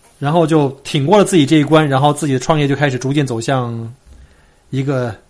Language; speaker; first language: Chinese; native; Chinese